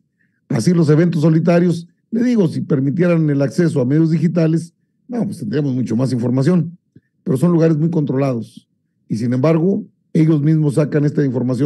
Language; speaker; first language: Spanish; native; Spanish